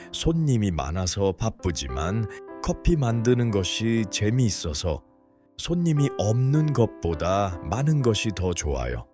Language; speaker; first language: Korean; non-native, fluent; Uzbek